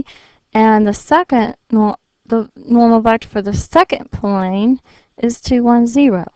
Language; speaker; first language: English; native; English